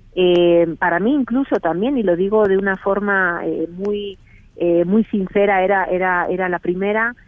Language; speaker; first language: Spanish; native; Spanish